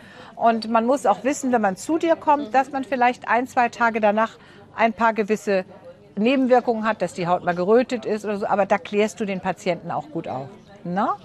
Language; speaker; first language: German; native; German